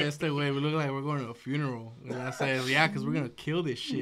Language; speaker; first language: English; early bilingual, other home language; Spanish